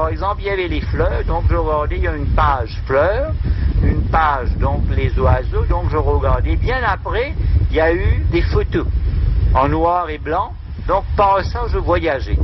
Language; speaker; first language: French; non-native, local second language; Morisyen